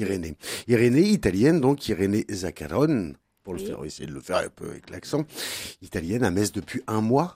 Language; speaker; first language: French; native; French